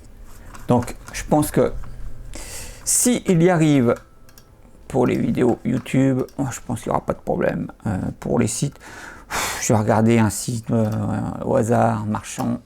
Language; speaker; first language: French; native; French